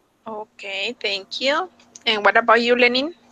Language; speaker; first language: English; non-native, fluent; Spanish